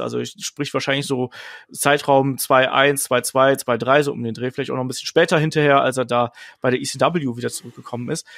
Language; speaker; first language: German; native; German